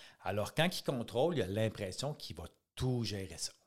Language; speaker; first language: French; native; French